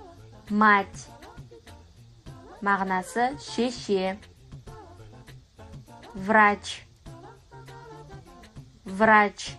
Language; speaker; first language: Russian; non-native, fluent; Kazakh